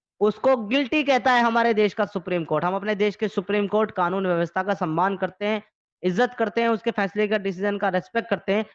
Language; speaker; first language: Urdu; native; Urdu